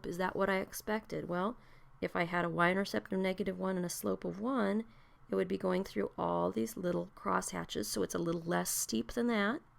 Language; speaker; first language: English; native; English